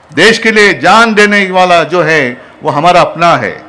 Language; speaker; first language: Hindi; non-native, local second language; Marathi